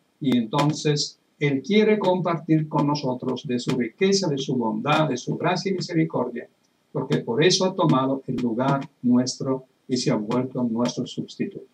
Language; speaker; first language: Spanish; non-native, fluent; Italian